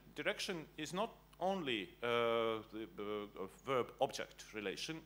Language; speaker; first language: English; non-native, fluent; Estonian